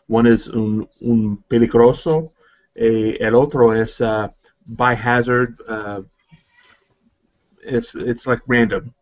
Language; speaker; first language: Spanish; non-native, learner; English